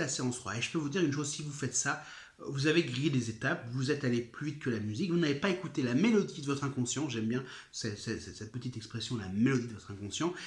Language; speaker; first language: French; native; French